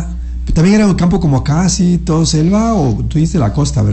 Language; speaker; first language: Spanish; native; Spanish